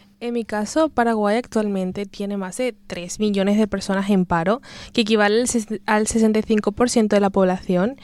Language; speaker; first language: Spanish; native; Spanish